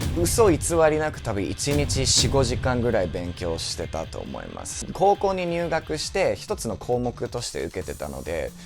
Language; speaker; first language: Japanese; non-native, fluent; English